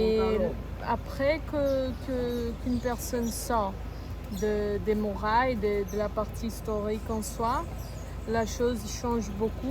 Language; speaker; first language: French; non-native, fluent; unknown